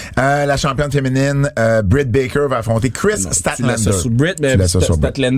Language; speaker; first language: French; native; French